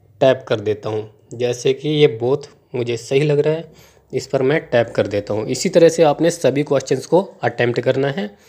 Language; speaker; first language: Hindi; non-native, local second language; Punjabi